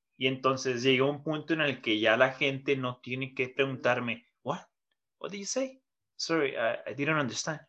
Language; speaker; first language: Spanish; native; Spanish